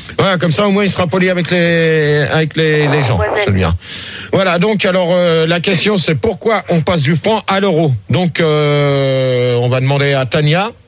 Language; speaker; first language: French; native; French